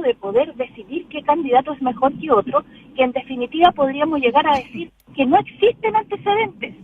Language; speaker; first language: Spanish; native; Spanish